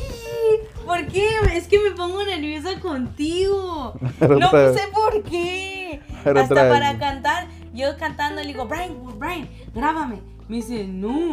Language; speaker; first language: Spanish; early bilingual, heritage; Spanish